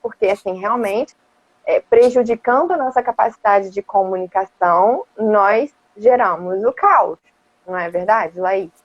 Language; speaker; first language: Portuguese; native; Portuguese